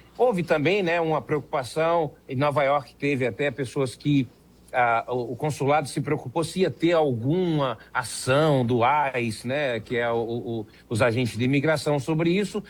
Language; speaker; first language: Portuguese; native; Portuguese